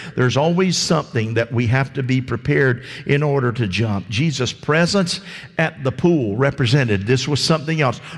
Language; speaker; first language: English; native; English